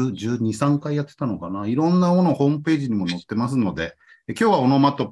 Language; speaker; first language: Japanese; native; Japanese